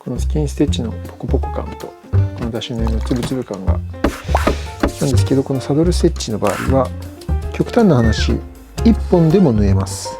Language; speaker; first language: Japanese; native; Japanese